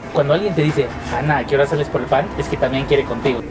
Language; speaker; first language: Spanish; native; Spanish